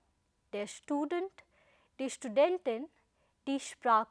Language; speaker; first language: German; non-native, fluent; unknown